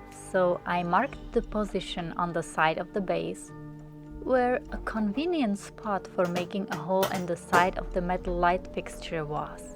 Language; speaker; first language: English; non-native, fluent; Czech